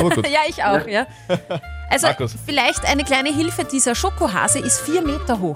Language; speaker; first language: German; native; German